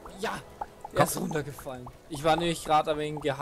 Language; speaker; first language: German; native; German